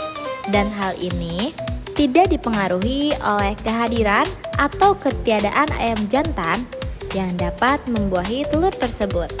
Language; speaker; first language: Indonesian; native; Indonesian